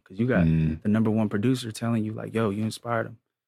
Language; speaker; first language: English; native; English